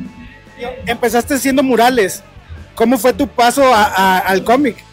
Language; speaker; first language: Spanish; native; Spanish